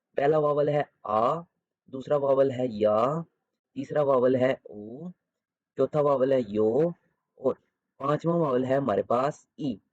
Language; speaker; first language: Urdu; native; Urdu